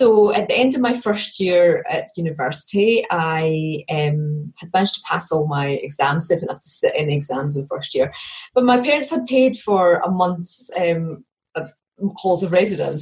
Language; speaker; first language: English; native; English